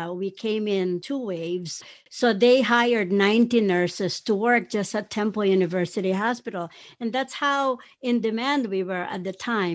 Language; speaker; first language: English; non-native, local second language; Pampanga